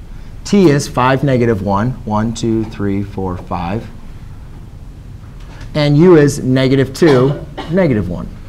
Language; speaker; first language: English; native; English